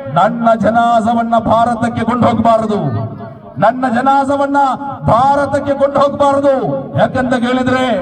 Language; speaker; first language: Kannada; non-native, local second language; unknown